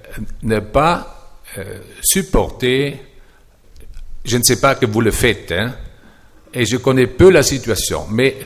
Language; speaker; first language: French; non-native, fluent; German